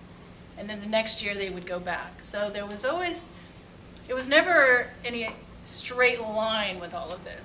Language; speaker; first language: English; native; English